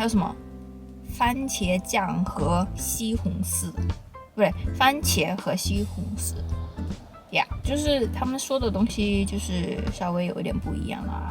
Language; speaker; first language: Chinese; early bilingual, heritage; Chinese